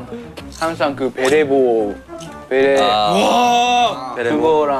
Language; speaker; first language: Korean; non-native, fluent; Japanese